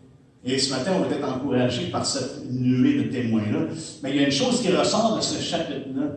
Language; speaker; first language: French; native; French